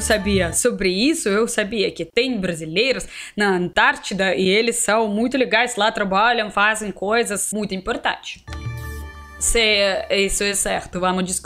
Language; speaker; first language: Portuguese; non-native, learner; Russian